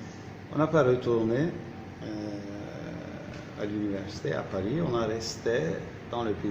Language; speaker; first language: French; non-native, fluent; Turkish